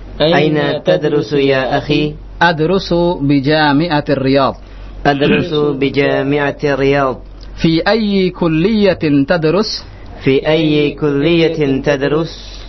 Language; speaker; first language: Arabic; non-native, fluent; Indonesian